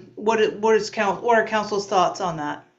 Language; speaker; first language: English; native; English